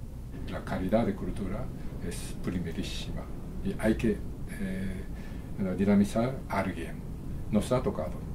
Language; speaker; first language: Spanish; non-native, fluent; Japanese